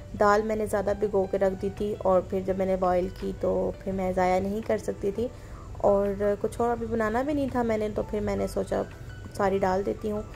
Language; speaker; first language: Urdu; native; Urdu